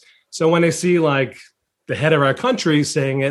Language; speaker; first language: English; early bilingual, other home language; Chinese